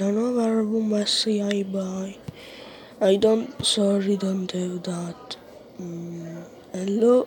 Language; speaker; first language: English; non-native, learner; Italian